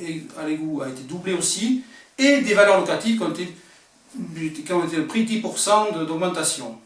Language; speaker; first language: French; native; French